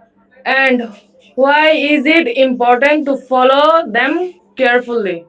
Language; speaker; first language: English; non-native, learner; Bangla